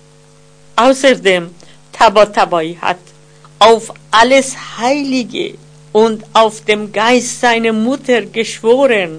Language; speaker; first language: German; non-native, fluent; Persian